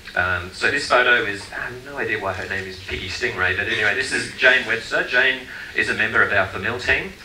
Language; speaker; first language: English; native; English